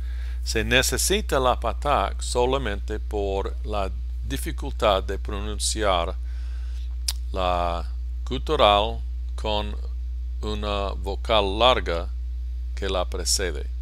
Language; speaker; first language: Spanish; non-native, fluent; English